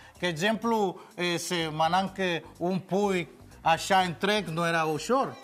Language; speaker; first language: Romanian; non-native, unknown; Spanish